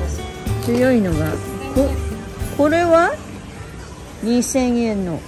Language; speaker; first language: Japanese; non-native, fluent; Filipino